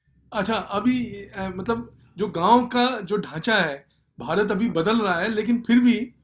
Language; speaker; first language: Hindi; native; Hindi